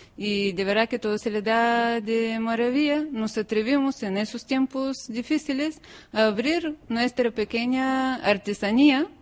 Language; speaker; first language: Spanish; non-native, fluent; Bulgarian